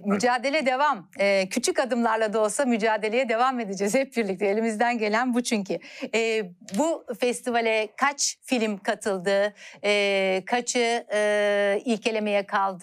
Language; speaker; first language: Turkish; native; Turkish